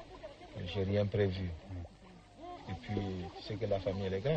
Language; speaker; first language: French; non-native, local second language; Soninke